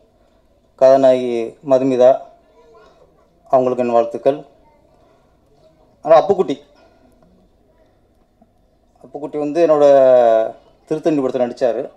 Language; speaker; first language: Tamil; native; Tamil